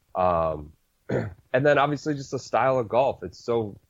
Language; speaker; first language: English; native; English